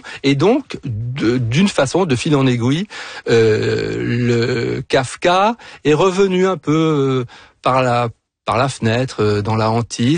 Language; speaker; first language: French; native; French